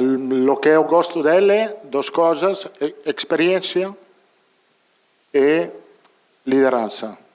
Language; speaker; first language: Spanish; non-native, fluent; Italian